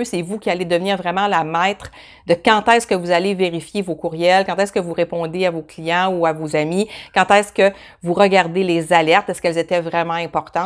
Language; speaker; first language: French; native; French